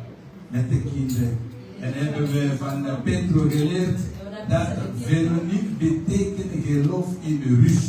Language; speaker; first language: Dutch; non-native, learner; French